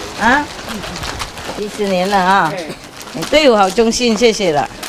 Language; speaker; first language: Chinese; non-native, fluent; Vietnamese